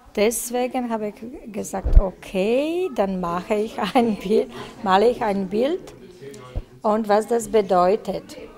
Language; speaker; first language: German; non-native, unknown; Polish